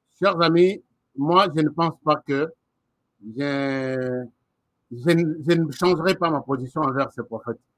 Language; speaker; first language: French; non-native, local second language; Lingala